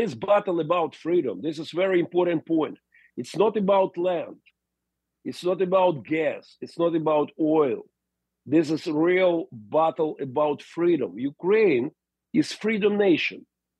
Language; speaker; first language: English; non-native, learner; Russian